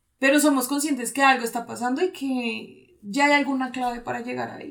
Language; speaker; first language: Spanish; native; Spanish